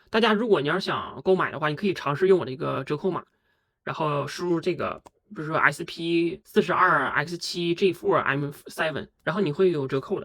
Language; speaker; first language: Chinese; native; Chinese